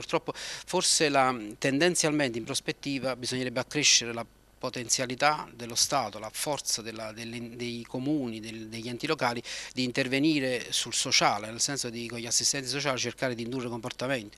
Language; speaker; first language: Italian; native; Italian